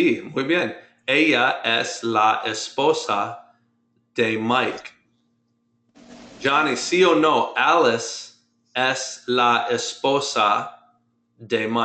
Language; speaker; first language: Spanish; non-native, fluent; English